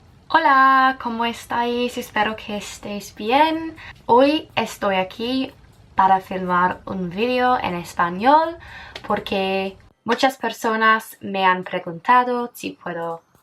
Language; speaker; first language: Spanish; non-native, fluent; English